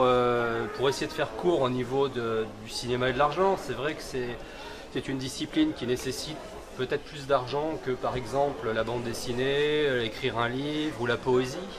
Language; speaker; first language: French; native; French